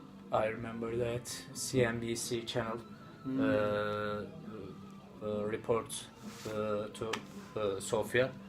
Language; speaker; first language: English; non-native, learner; Turkish